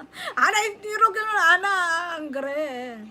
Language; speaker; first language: Korean; non-native, learner; Filipino